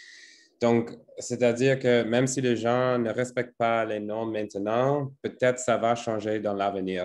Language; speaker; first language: French; non-native, fluent; English